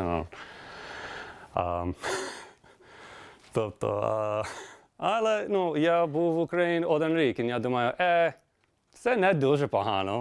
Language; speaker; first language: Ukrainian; non-native, learner; English